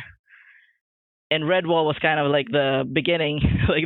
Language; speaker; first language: English; non-native, local second language; Filipino